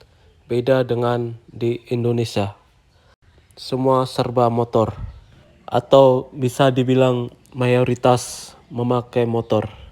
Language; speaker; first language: Indonesian; non-native, fluent; Japanese